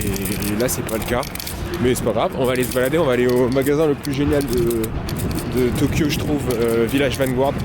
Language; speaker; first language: French; native; French